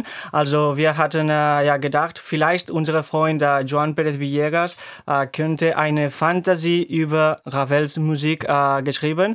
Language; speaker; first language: German; non-native, fluent; Spanish